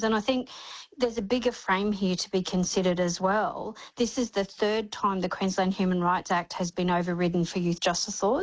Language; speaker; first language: English; native; English